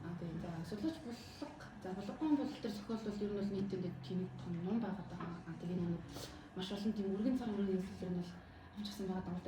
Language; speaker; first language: Mongolian; native; Mongolian